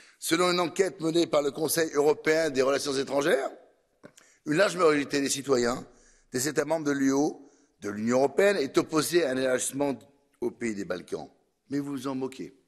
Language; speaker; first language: French; native; French